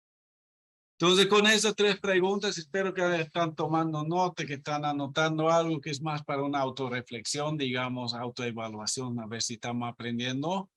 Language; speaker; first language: Spanish; non-native, fluent; Dutch